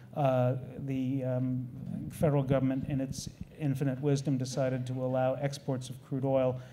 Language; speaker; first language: English; native; English